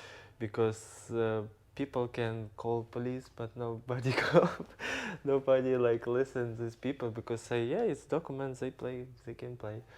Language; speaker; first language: English; non-native, learner; Ukrainian